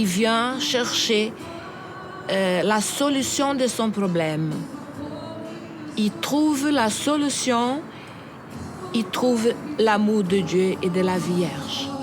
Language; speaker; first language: French; non-native, fluent; Portuguese